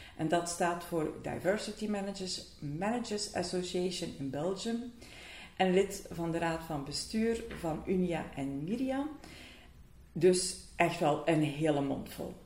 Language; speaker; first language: Dutch; native; Dutch